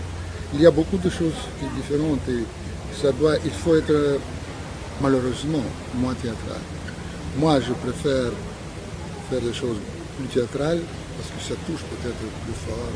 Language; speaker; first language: French; non-native, fluent; Russian